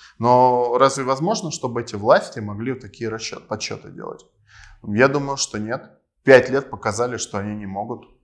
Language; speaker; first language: Russian; non-native, local second language; Armenian